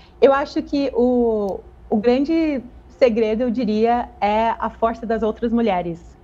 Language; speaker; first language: Portuguese; non-native, fluent; English